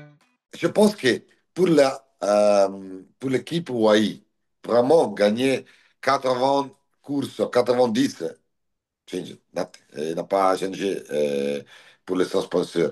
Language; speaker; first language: French; non-native, learner; Italian